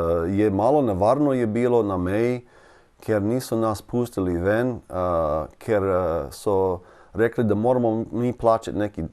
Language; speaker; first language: Slovenian; non-native, learner; English